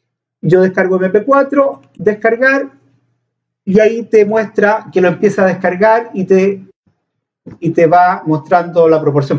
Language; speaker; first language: Spanish; native; Spanish